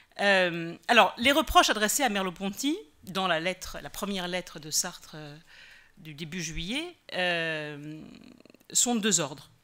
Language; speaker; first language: French; native; French